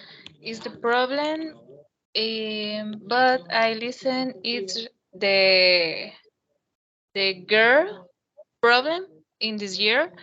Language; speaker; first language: English; non-native, learner; Spanish